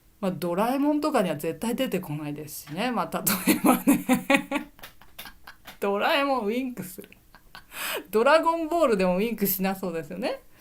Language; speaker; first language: Japanese; native; Japanese